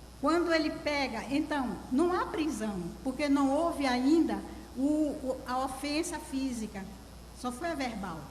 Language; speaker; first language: Portuguese; native; Portuguese